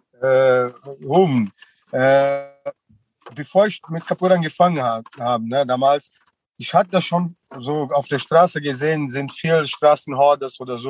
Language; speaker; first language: German; non-native, fluent; Portuguese